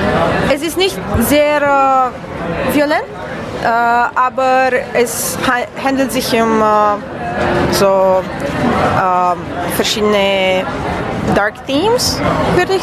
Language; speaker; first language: German; non-native, learner; Romanian